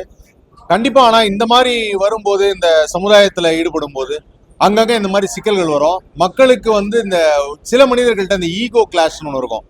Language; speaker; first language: Tamil; native; Tamil